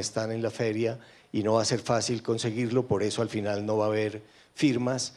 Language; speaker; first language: Spanish; native; Spanish